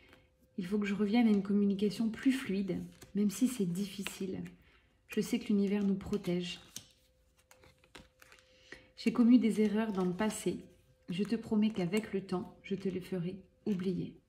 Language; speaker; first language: French; native; French